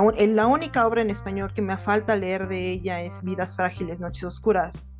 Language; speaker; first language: Spanish; native; Spanish